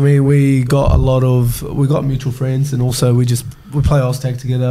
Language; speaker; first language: English; native; English